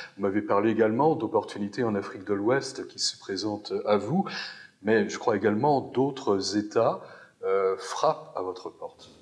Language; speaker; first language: French; native; French